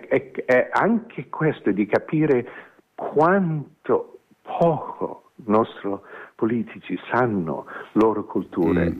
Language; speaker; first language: Italian; non-native, fluent; English